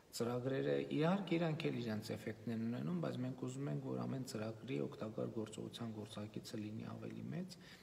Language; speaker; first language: Armenian; native; Armenian